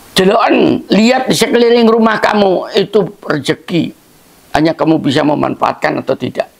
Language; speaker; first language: Indonesian; non-native, local second language; Javanese